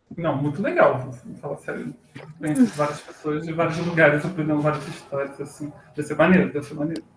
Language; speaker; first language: Portuguese; native; Portuguese